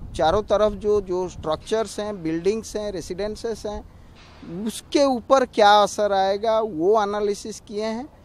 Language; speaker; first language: Hindi; non-native, local second language; Odia